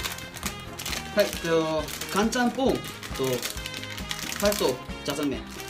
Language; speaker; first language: Japanese; non-native, learner; Korean